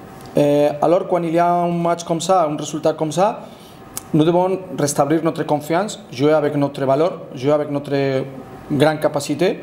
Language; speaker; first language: French; non-native, fluent; Spanish